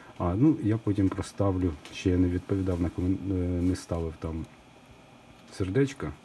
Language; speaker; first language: Ukrainian; non-native, local second language; Russian